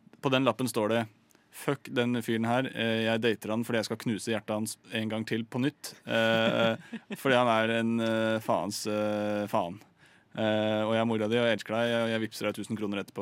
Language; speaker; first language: Norwegian; native; Norwegian